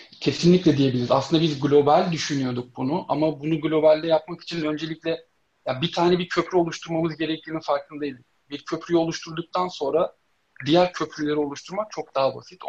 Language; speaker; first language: Turkish; native; Turkish